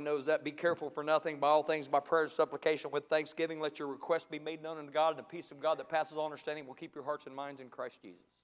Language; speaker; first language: English; native; English